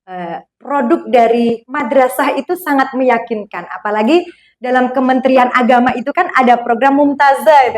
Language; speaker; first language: Indonesian; non-native, local second language; Javanese